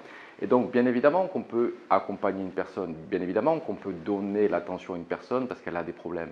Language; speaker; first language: French; native; French